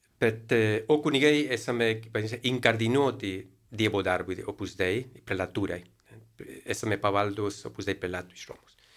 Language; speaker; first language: Lithuanian; non-native, fluent; Spanish